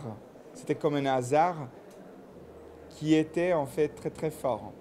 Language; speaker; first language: French; non-native, local second language; Dutch